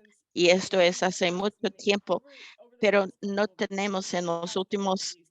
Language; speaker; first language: Spanish; non-native, fluent; English